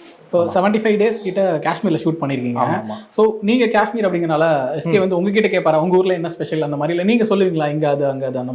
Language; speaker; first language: Tamil; native; Tamil